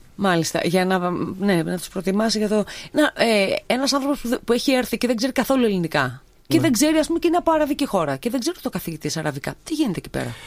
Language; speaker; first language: Greek; native; Greek